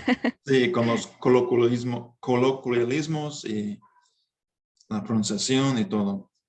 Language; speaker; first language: Spanish; non-native, fluent; English